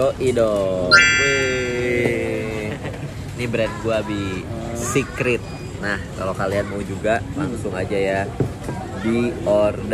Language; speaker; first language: Indonesian; native; Indonesian